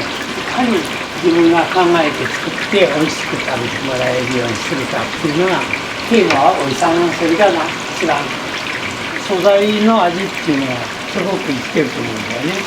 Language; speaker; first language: Japanese; native; Japanese